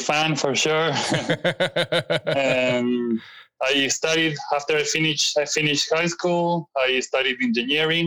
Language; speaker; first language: English; non-native, fluent; Spanish